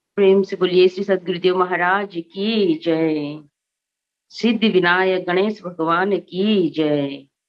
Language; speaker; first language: Hindi; non-native, local second language; Nepali